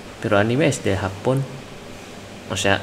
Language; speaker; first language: Spanish; non-native, fluent; Indonesian